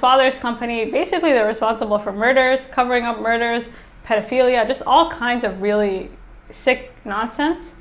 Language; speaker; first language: English; native; English